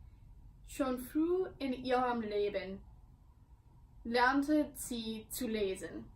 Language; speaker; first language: German; non-native, learner; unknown